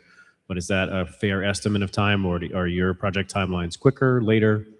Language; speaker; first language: English; native; English